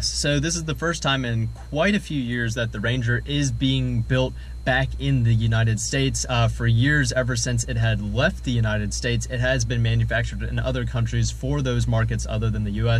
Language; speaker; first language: English; native; English